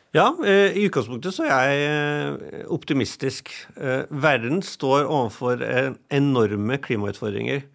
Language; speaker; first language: Norwegian; non-native, fluent; German